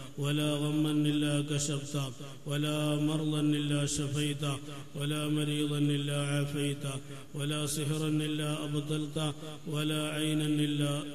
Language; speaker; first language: Arabic; non-native, fluent; Malayalam